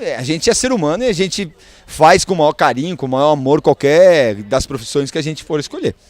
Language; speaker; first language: Portuguese; early bilingual, other home language; Spanish